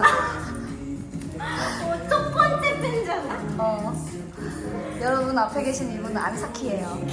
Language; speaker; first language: Korean; non-native, learner; Japanese